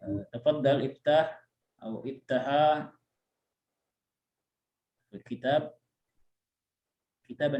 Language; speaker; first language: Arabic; non-native, fluent; Indonesian